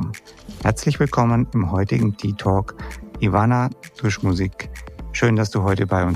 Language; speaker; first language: German; native; German